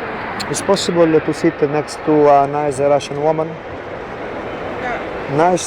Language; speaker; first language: English; non-native, learner; Italian